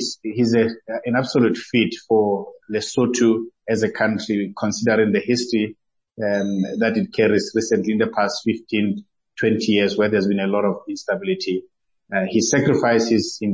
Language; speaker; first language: English; non-native, local second language; Southern Sotho